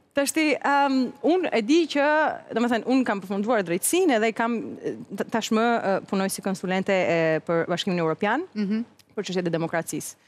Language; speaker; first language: Albanian; native; Albanian